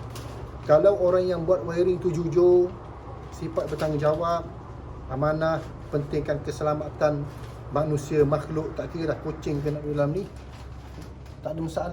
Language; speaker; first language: Malay; native; Malay